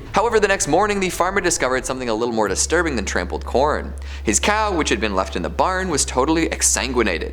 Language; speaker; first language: English; native; English